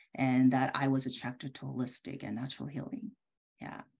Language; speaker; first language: English; early bilingual, other home language; Korean